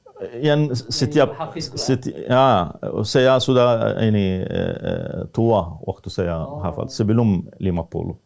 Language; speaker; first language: Indonesian; non-native, learner; Arabic